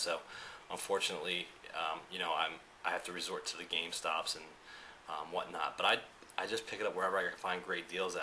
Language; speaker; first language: English; early bilingual, other home language; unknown